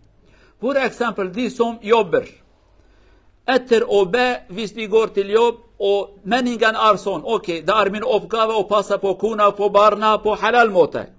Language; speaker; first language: Swedish; non-native, learner; Kurdish